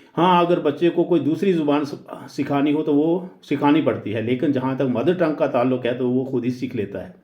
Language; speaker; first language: Urdu; native; Urdu